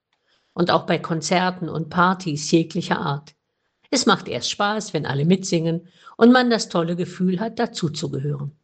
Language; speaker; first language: German; native; German